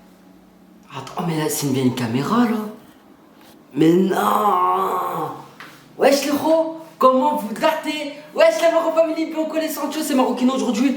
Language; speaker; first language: French; native; French